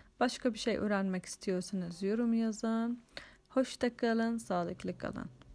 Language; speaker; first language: Turkish; non-native, fluent; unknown